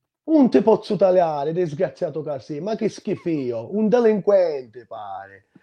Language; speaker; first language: Italian; early bilingual, heritage; Italian